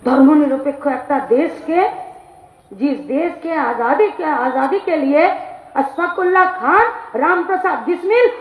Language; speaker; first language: Hindi; non-native, local second language; Bangla